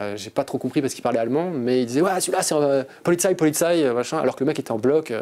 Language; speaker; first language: French; native; French